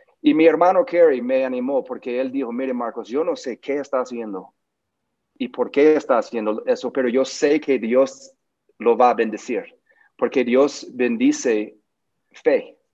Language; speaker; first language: Spanish; non-native, learner; English